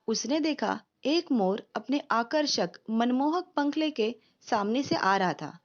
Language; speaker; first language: Hindi; non-native, local second language; Marathi